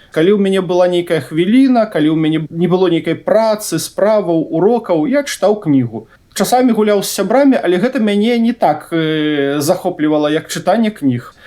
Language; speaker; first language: Belarusian; native; Belarusian